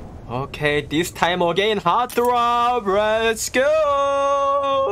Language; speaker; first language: English; non-native, learner; Korean